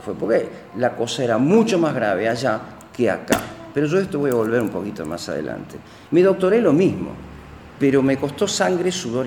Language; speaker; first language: Spanish; native; Spanish